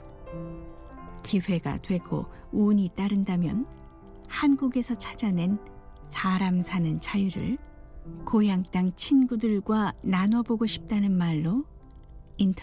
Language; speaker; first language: Korean; native; Korean